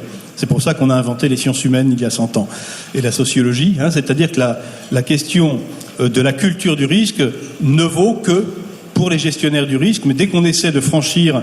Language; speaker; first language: French; native; French